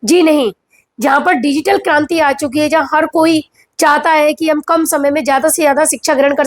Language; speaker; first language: Hindi; native; Hindi